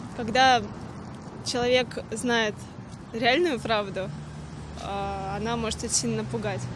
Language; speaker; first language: Russian; native; Russian